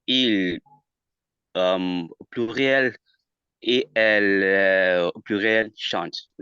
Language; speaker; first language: French; non-native, learner; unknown